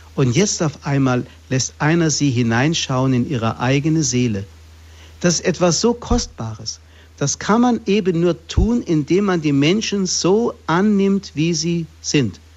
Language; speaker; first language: German; native; German